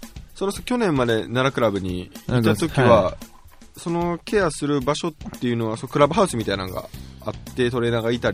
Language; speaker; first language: Japanese; native; Japanese